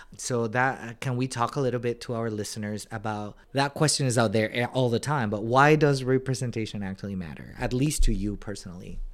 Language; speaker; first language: English; non-native, fluent; Spanish